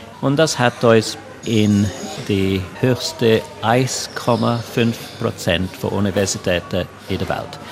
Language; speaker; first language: German; non-native, local second language; English